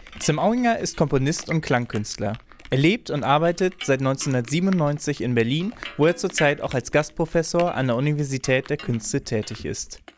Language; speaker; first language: German; native; German